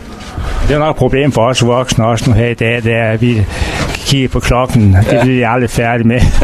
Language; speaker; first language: Danish; native; Danish